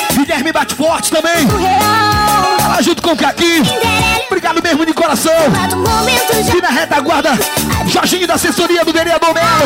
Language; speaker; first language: Portuguese; native; Portuguese